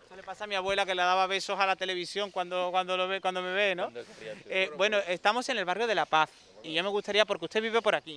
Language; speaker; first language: Spanish; native; Spanish